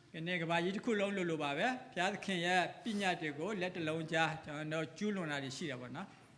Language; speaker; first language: Burmese; non-native, local second language; S'gaw Karen